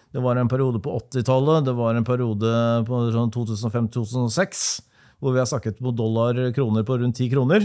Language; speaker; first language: Norwegian; native; Norwegian